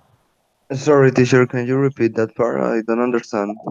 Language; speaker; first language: English; non-native, learner; Spanish